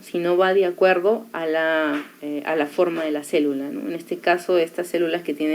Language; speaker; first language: Spanish; native; Spanish